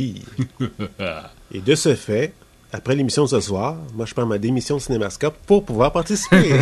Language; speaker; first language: French; native; French